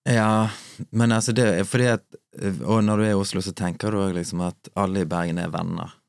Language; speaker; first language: Norwegian; native; Norwegian